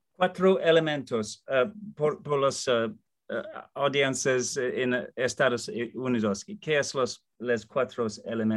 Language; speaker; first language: Spanish; non-native, learner; English